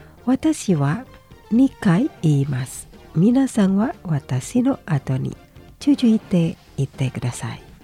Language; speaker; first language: Japanese; non-native, fluent; Indonesian